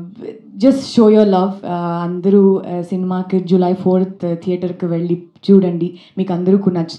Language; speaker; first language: Telugu; non-native, learner; Kannada